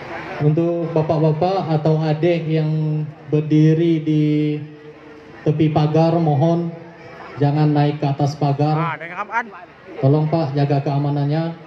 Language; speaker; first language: Indonesian; native; Indonesian